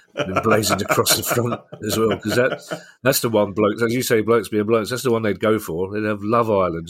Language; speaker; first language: English; native; English